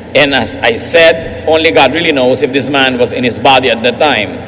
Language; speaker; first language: English; non-native, local second language; Filipino